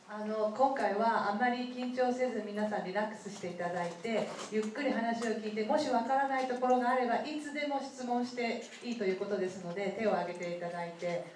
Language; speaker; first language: Japanese; non-native, fluent; Chinese